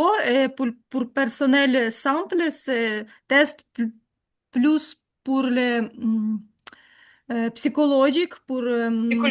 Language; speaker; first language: French; non-native, learner; Ukrainian